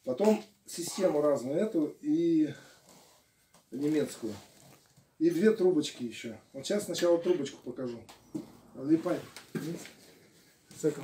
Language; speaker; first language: Russian; native; Russian